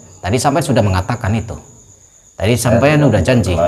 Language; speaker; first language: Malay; non-native, local second language; Javanese